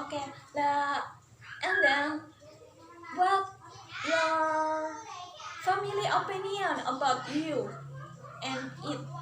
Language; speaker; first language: English; non-native, learner; Indonesian